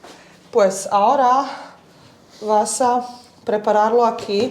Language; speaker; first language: Spanish; early bilingual, heritage; Bosnian